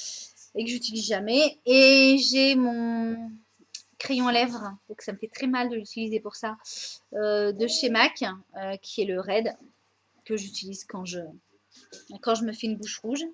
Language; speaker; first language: French; native; French